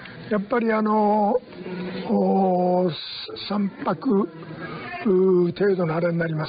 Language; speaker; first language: Japanese; native; Japanese